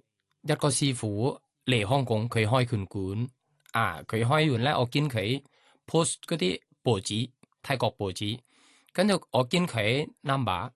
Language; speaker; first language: Cantonese; non-native, learner; Thai